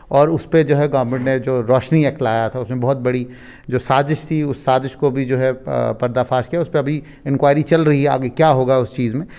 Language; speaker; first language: Hindi; non-native, local second language; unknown